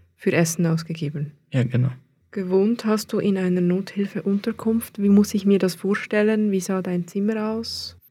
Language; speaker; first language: German; non-native, fluent; Persian